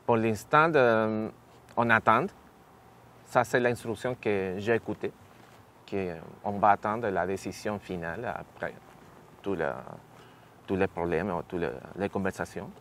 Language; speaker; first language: French; non-native, learner; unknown